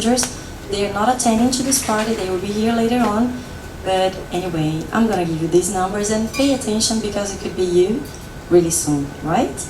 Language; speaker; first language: English; non-native, fluent; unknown